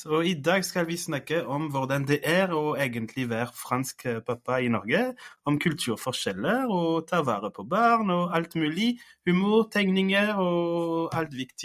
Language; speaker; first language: Norwegian; non-native, fluent; French